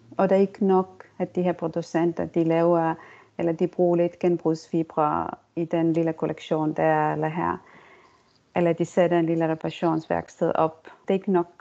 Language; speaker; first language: Danish; non-native, fluent; Estonian